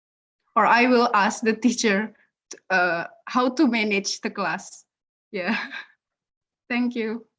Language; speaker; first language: English; non-native, learner; Indonesian